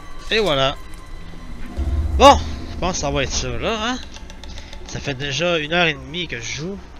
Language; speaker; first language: French; native; French